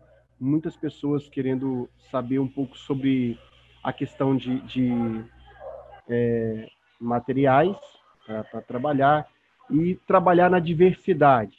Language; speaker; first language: Portuguese; native; Portuguese